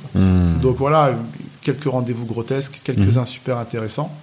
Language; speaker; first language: French; native; French